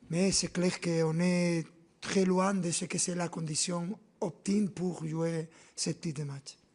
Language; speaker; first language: French; non-native, fluent; Spanish